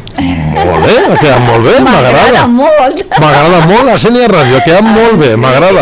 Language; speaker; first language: Catalan; native; Catalan